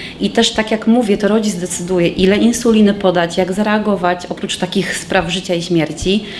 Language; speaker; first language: Polish; native; Polish